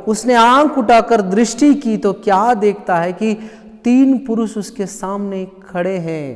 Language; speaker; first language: Hindi; non-native, local second language; Telugu